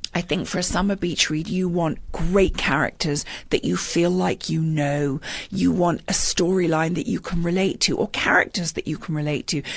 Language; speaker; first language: English; native; English